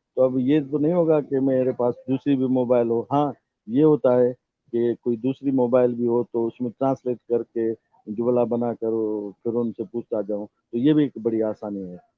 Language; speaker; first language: Urdu; non-native, local second language; Sindhi